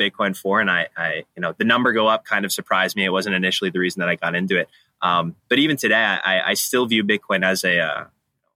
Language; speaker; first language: English; native; English